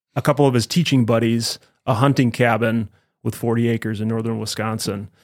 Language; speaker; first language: English; native; English